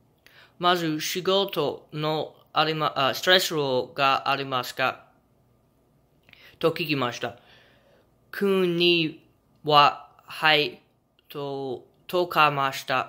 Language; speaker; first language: Japanese; non-native, learner; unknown